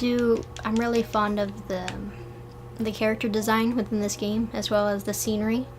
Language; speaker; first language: English; native; English